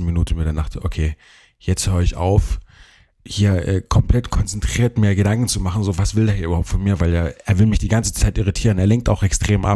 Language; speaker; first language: German; native; German